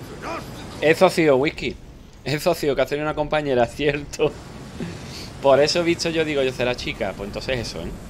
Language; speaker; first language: Spanish; native; Spanish